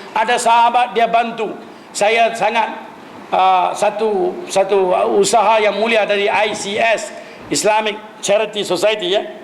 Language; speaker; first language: Malay; non-native, local second language; Min Nan Chinese